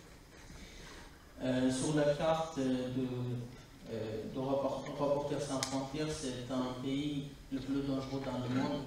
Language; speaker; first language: French; non-native, fluent; Kurdish